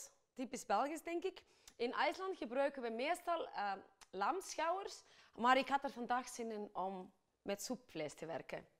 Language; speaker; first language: Dutch; non-native, fluent; Icelandic